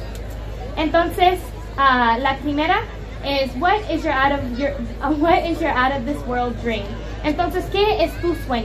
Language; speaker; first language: Spanish; non-native, learner; English